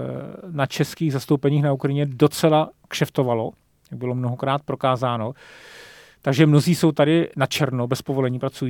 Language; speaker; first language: Czech; native; Czech